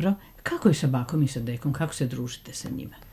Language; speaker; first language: Croatian; native; Croatian